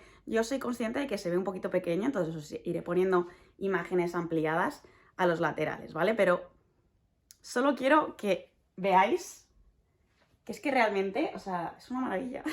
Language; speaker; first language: Spanish; native; Spanish